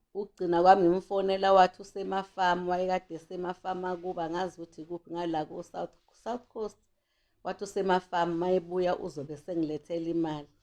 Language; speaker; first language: Zulu; native; Zulu